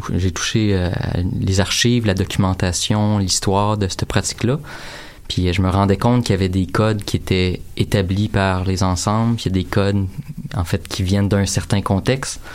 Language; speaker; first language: French; native; French